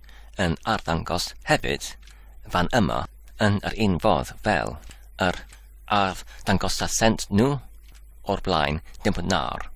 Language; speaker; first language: Welsh; non-native, fluent; English